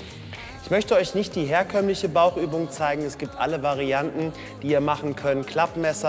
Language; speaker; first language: German; native; German